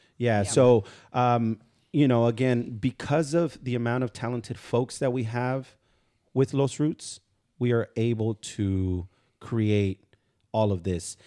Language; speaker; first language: English; early bilingual, other home language; Spanish